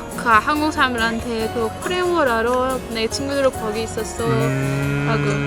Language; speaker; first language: Korean; non-native, learner; Turkish